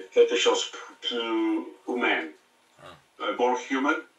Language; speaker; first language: French; non-native, learner; English